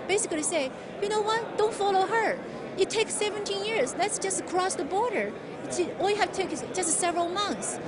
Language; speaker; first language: English; non-native, fluent; Chinese